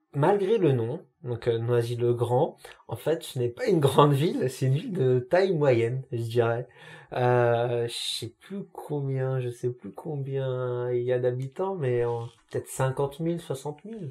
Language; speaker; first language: French; native; French